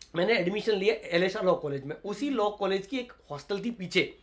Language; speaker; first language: Hindi; native; Hindi